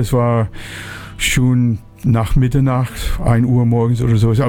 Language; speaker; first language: German; non-native, fluent; English